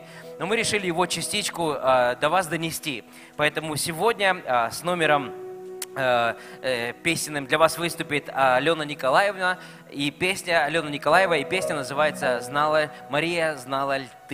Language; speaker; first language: Russian; native; Russian